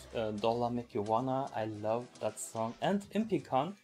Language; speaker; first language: English; non-native, fluent; German